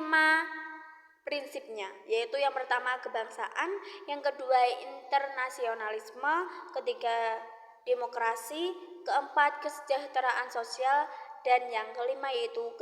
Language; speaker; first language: Indonesian; native; Indonesian